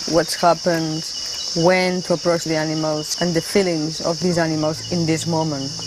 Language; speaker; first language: English; non-native, fluent; Spanish